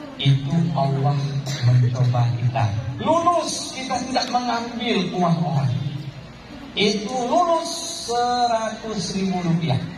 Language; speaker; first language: Indonesian; non-native, local second language; Achinese